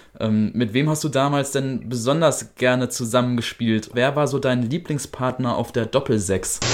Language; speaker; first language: German; native; German